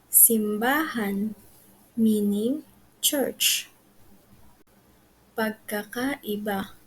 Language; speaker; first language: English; non-native, local second language; Filipino